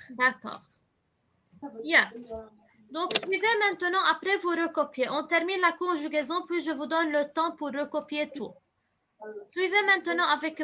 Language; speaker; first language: French; non-native, local second language; Arabic